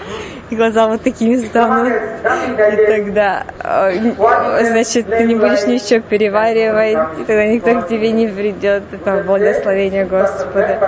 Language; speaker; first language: Russian; non-native, fluent; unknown